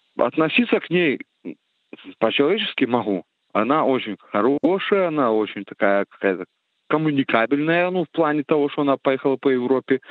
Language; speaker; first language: Russian; native; Russian